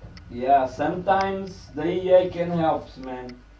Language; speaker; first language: English; non-native, fluent; Portuguese